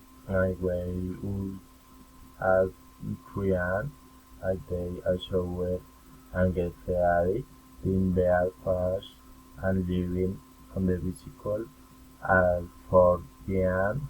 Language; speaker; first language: English; non-native, learner; Spanish